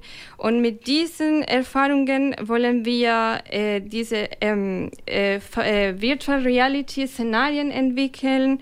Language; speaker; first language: German; non-native, fluent; Spanish